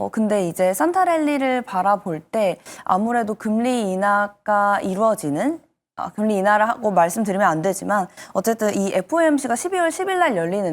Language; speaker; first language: Korean; native; Korean